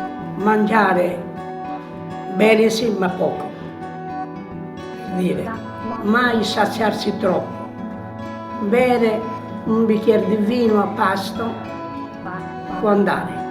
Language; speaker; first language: Italian; non-native, local second language; Sardinian